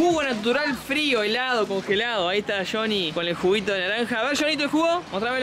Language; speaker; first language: Spanish; native; Spanish